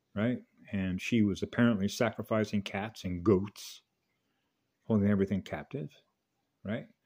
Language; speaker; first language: English; native; English